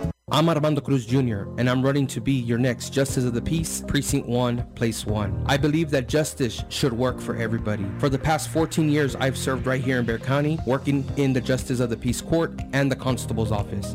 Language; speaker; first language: English; early bilingual, other home language; Spanish